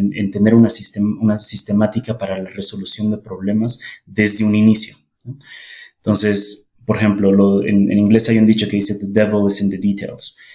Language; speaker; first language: Spanish; native; Spanish